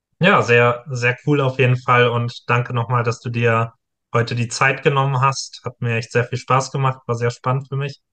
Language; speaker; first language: German; native; German